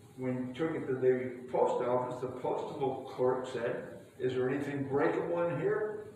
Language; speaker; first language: English; native; English